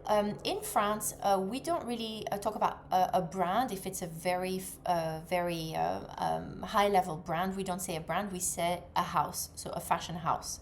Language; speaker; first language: English; non-native, fluent; French